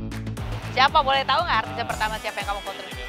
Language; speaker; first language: Indonesian; native; Indonesian